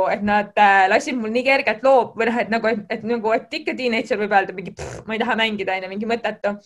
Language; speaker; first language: Estonian; native; Estonian